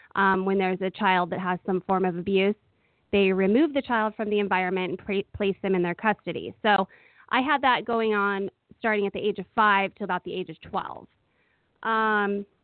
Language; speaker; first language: English; native; English